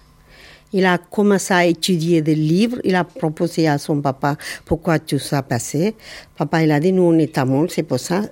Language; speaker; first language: French; non-native, learner; Tamil